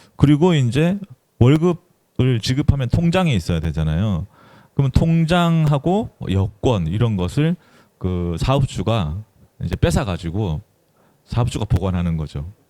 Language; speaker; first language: Korean; native; Korean